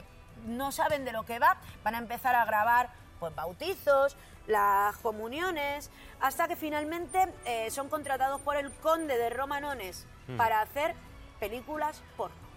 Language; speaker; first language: Spanish; native; Spanish